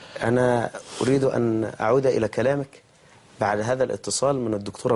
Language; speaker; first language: Arabic; native; Arabic